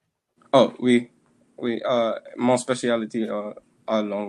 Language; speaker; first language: French; non-native, learner; English